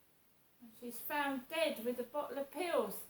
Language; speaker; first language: English; native; English